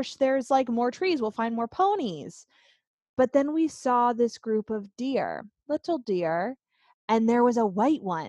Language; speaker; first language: English; native; English